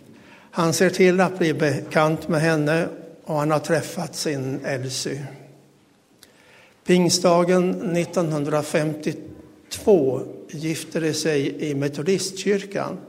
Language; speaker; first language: Swedish; native; Swedish